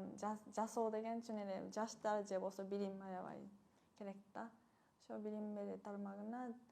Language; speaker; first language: Kyrgyz; non-native, fluent; Japanese